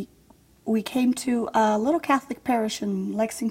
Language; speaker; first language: English; early bilingual, other home language; Polish